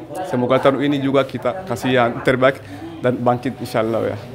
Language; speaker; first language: Indonesian; non-native, learner; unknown